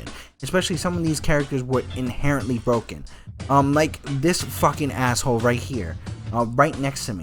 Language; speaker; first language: English; native; English